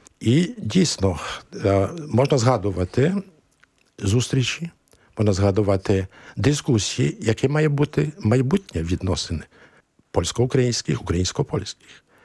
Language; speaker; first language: Ukrainian; early bilingual, heritage; Ukrainian